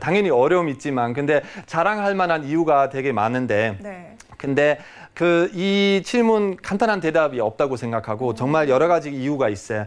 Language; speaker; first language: Korean; non-native, fluent; German